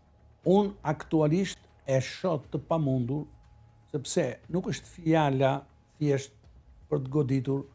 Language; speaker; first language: Albanian; native; Albanian